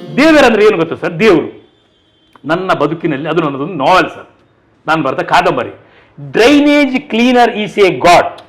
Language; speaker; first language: Kannada; non-native, local second language; Tulu